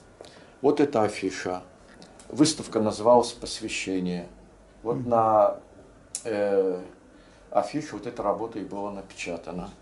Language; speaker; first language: Russian; non-native, local second language; Azerbaijani